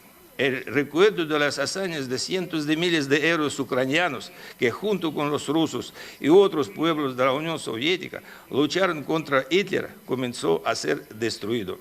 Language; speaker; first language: Spanish; non-native, fluent; Russian